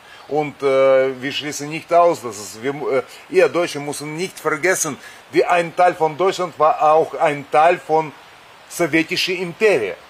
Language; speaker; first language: German; non-native, fluent; Russian